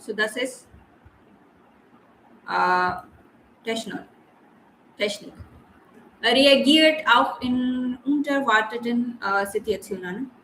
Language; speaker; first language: German; non-native, learner; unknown